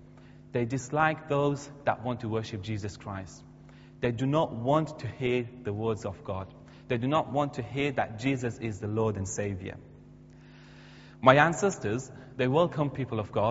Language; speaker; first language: English; non-native, fluent; Persian